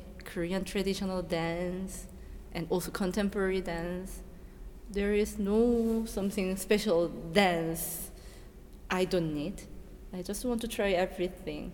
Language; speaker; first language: English; non-native, learner; Korean